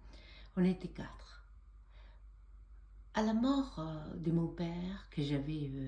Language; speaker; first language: French; non-native, fluent; Italian